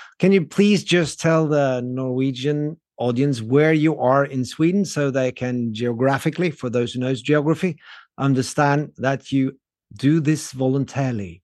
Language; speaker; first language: English; non-native, fluent; Norwegian